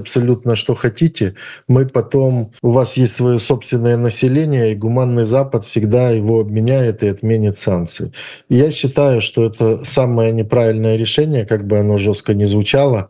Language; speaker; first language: Russian; native; Russian